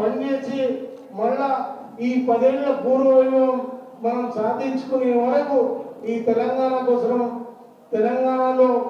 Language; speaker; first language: Telugu; native; Telugu